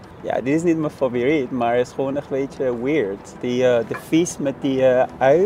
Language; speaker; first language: Dutch; non-native, learner; Persian